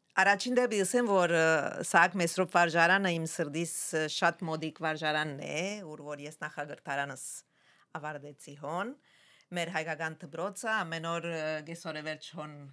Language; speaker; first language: Armenian; early bilingual, heritage; Armenian